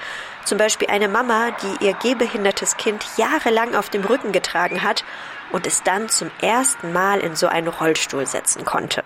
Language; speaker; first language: German; native; German